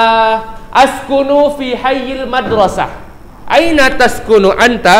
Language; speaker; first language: Arabic; non-native, fluent; Indonesian